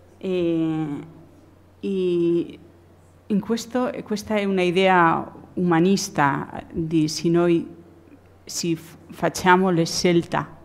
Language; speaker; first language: Italian; non-native, learner; Spanish